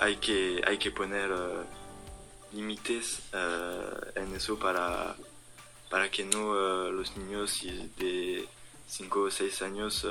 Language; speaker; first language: Spanish; non-native, learner; French